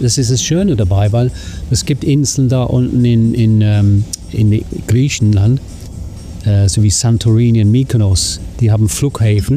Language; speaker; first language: German; non-native, fluent; English